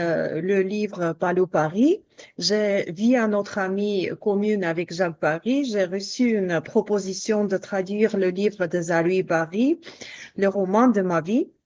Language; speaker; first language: French; non-native, fluent; Armenian